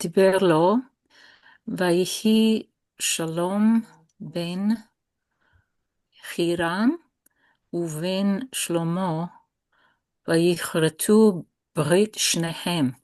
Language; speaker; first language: Hebrew; non-native, learner; English